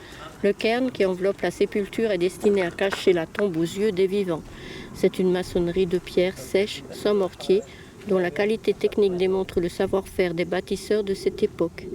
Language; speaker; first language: French; native; French